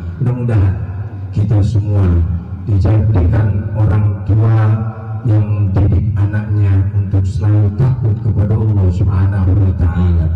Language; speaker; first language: Indonesian; native; Indonesian